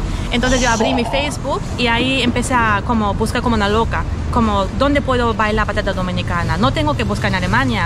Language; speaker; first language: Spanish; non-native, fluent; German